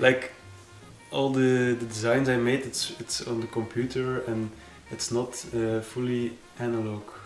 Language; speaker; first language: English; non-native, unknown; Dutch